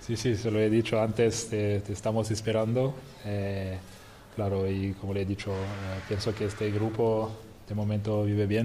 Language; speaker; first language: Spanish; non-native, fluent; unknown